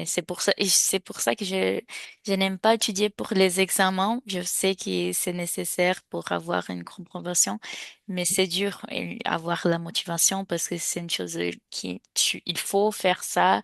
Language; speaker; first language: French; non-native, fluent; Portuguese